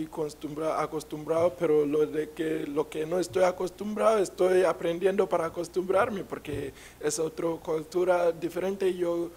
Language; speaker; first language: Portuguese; non-native, learner; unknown